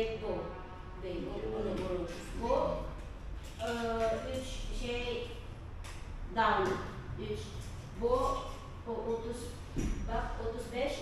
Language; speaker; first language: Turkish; non-native, learner; Filipino